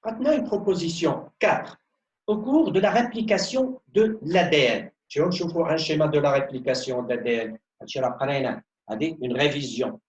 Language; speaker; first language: French; non-native, local second language; Arabic